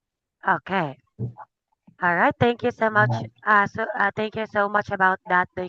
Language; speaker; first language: English; non-native, fluent; Filipino